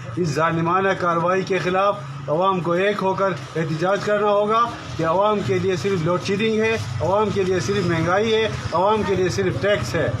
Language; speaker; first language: Urdu; non-native, local second language; Khowar